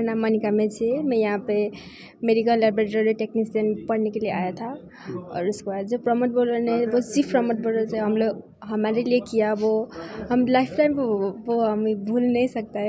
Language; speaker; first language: Hindi; non-native, fluent; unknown